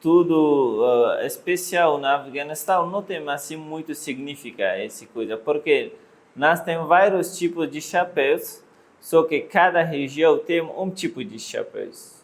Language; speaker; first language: Portuguese; non-native, learner; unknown